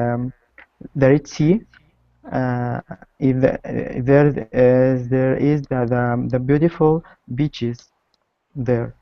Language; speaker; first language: English; non-native, learner; Arabic